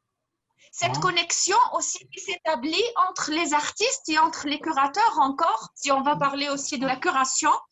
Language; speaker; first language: French; non-native, fluent; Arabic